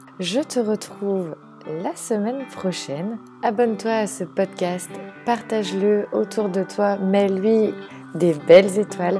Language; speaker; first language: French; native; French